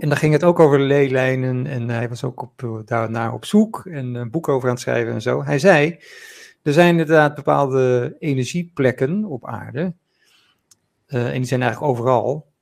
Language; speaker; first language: Dutch; native; Dutch